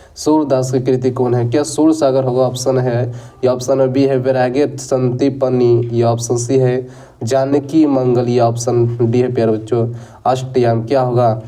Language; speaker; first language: Hindi; native; Hindi